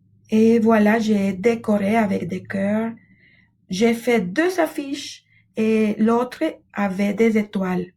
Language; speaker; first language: French; non-native, fluent; Spanish